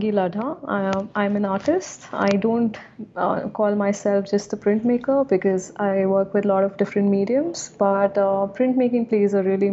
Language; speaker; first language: English; non-native, local second language; Hindi